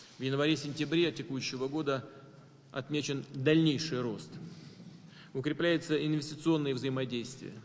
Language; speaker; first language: Russian; native; Russian